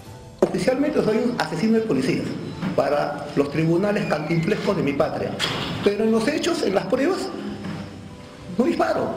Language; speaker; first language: Spanish; native; Spanish